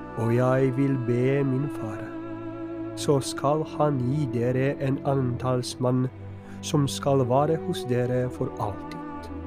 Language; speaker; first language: Norwegian; non-native, fluent; Polish